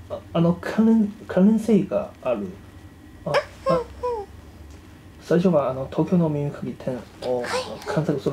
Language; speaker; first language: Japanese; non-native, fluent; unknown